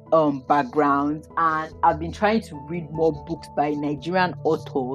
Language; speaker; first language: English; non-native, local second language; Yoruba